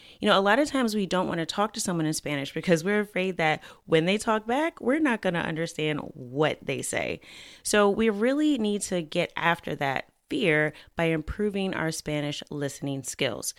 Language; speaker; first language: English; native; English